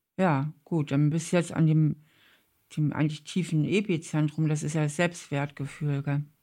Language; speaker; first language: German; native; German